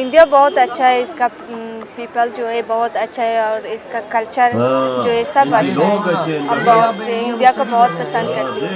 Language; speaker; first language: Hindi; non-native, learner; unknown